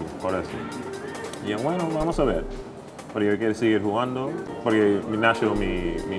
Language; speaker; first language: Spanish; non-native, fluent; English